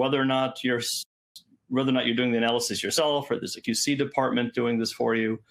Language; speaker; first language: English; native; English